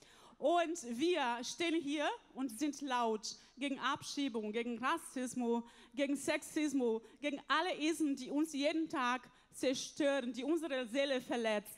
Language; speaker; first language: German; non-native, fluent; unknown